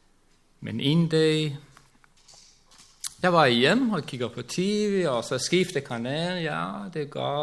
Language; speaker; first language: Danish; non-native, learner; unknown